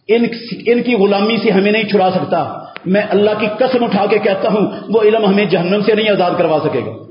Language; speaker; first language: Urdu; native; Urdu